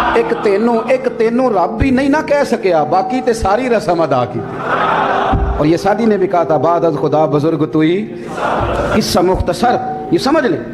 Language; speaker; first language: Urdu; non-native, local second language; Punjabi